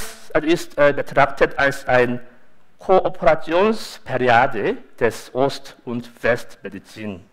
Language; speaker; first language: German; non-native, fluent; Korean